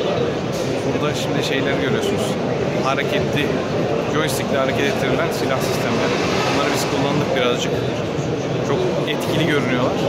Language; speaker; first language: Turkish; native; Turkish